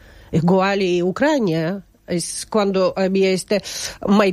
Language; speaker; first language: Spanish; non-native, learner; Russian